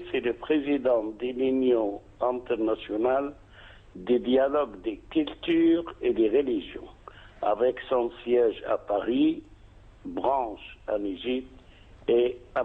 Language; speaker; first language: French; non-native, fluent; Arabic